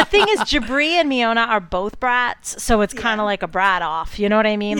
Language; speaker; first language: English; native; English